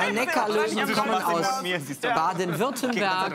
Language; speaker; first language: German; native; German